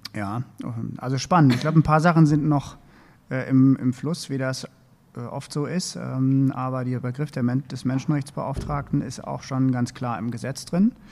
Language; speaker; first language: German; native; German